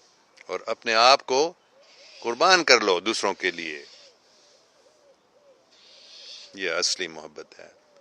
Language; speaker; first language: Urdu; non-native, fluent; English